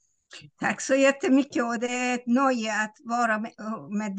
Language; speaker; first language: Swedish; non-native, fluent; Persian